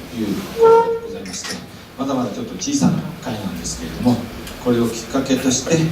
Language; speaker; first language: Japanese; native; Japanese